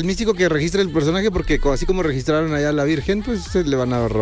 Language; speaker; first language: Spanish; native; Spanish